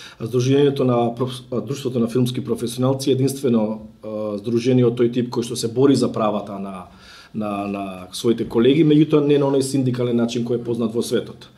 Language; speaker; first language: Macedonian; native; Macedonian